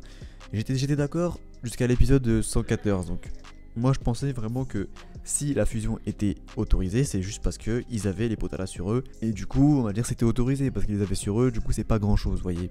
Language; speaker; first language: French; native; French